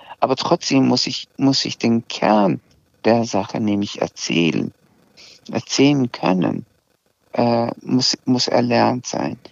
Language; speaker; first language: German; early bilingual, other home language; Azerbaijani